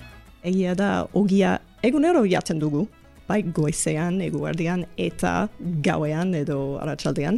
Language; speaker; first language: Basque; non-native, learner; English